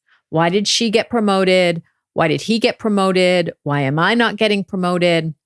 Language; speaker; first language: English; native; English